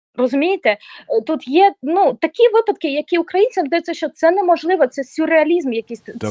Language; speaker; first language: Ukrainian; non-native, local second language; Russian